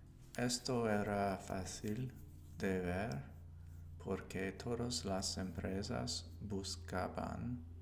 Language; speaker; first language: Spanish; non-native, learner; English